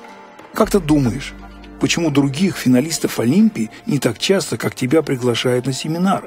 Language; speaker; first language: Russian; native; Russian